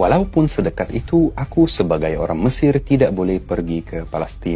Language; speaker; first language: Indonesian; non-native, fluent; Arabic